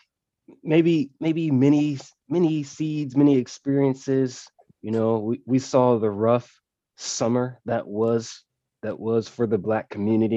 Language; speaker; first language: English; native; English